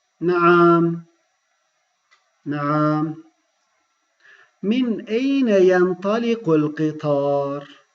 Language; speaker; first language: Arabic; non-native, fluent; Turkish